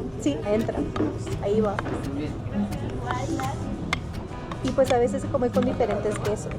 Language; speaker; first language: Spanish; native; Spanish